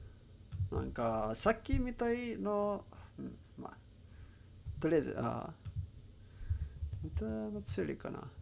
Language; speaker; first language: Japanese; non-native, learner; English